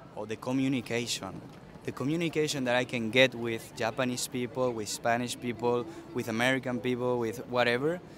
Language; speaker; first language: English; early bilingual, other home language; Spanish